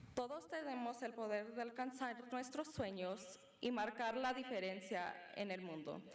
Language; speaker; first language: Spanish; early bilingual, other home language; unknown